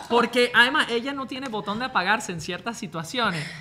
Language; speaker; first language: Spanish; non-native, fluent; English